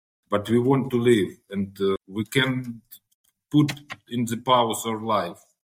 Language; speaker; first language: English; non-native, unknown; Ukrainian